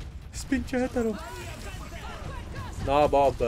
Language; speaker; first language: Italian; native; Italian